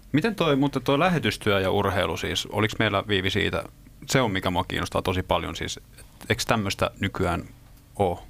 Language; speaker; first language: Finnish; native; Finnish